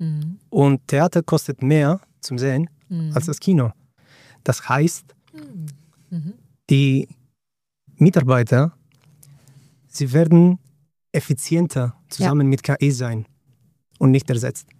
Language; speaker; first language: German; non-native, fluent; Greek